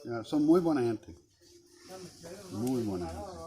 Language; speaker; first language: Spanish; non-native, learner; English